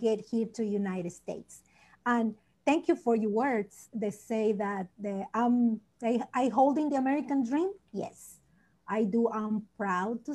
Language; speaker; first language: English; non-native, learner; Spanish